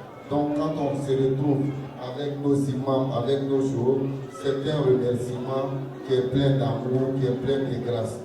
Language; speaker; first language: French; non-native, local second language; Dyula